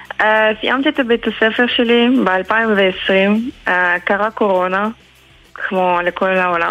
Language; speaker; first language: Hebrew; early bilingual, heritage; Hebrew